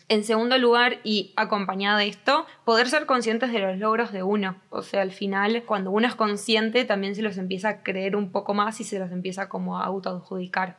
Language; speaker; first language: Spanish; native; Spanish